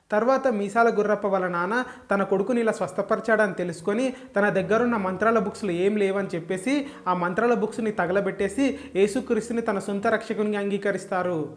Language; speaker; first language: Telugu; native; Telugu